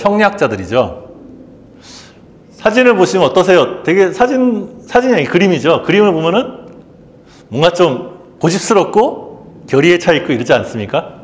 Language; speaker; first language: Korean; native; Korean